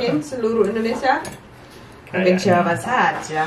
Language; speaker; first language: Indonesian; non-native, fluent; German